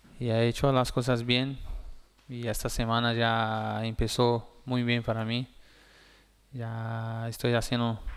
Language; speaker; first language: Spanish; non-native, fluent; Portuguese